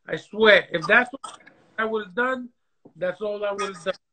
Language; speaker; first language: English; native; English